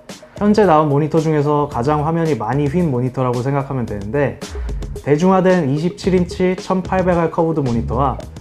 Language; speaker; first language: Korean; native; Korean